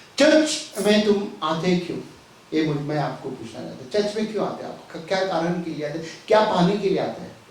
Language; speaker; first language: Hindi; non-native, local second language; Tamil